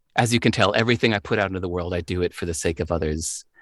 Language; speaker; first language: English; native; English